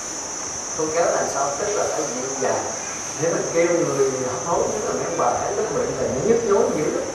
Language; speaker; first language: Vietnamese; native; Vietnamese